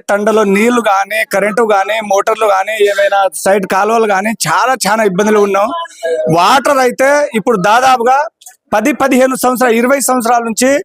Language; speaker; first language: Telugu; non-native, local second language; Lambadi